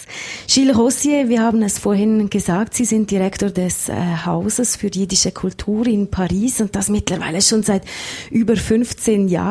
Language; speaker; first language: German; native; German